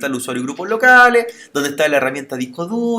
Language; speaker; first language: Spanish; native; Spanish